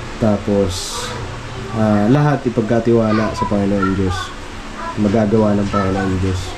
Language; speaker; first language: Filipino; non-native, local second language; Waray